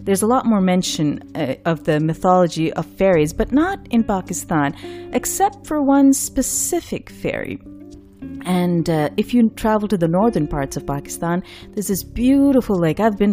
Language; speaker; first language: English; non-native, local second language; Urdu